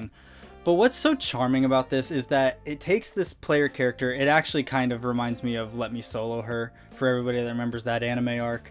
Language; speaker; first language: English; native; English